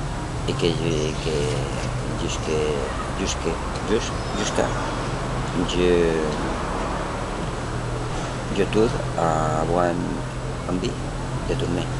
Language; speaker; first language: French; non-native, learner; Spanish